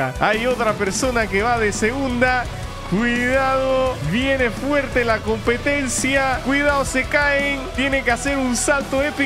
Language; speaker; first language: Spanish; native; Spanish